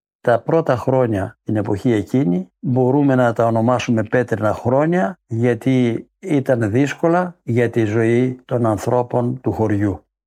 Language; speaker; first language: Greek; native; Greek